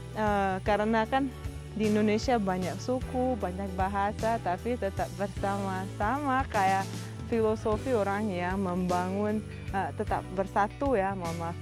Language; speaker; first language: Indonesian; non-native, fluent; Russian